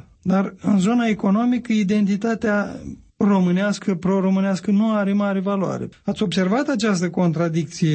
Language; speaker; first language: Romanian; native; Romanian